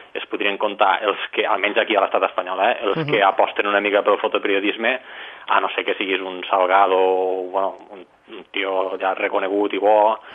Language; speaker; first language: Catalan; native; Catalan